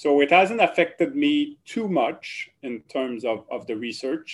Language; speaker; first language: English; non-native, fluent; French